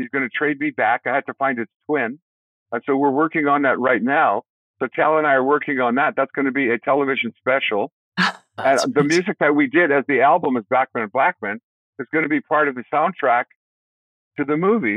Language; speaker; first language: English; native; English